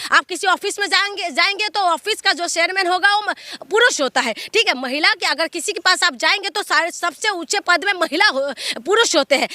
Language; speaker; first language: Hindi; non-native, local second language; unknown